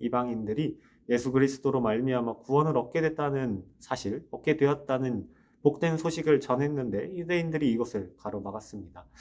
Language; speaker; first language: Korean; native; Korean